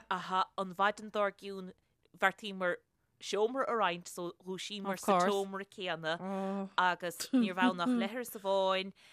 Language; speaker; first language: Irish; native; Irish